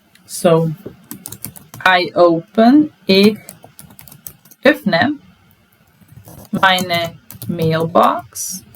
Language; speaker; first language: German; non-native, fluent; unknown